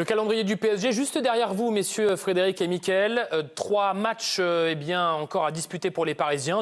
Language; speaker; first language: French; native; French